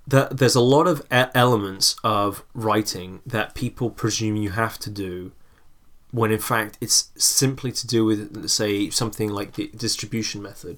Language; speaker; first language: English; native; English